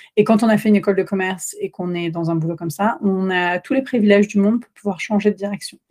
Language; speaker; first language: French; native; French